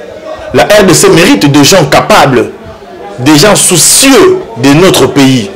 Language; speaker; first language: French; non-native, local second language; Lingala